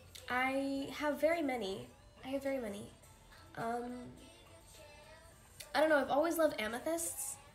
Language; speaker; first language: English; native; English